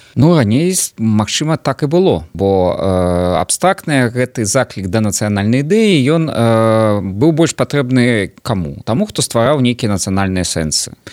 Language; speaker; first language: Belarusian; non-native, local second language; Russian